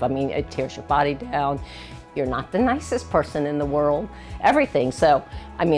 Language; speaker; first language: English; native; English